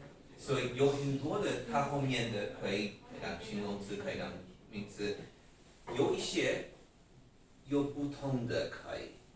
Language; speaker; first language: Chinese; non-native, fluent; English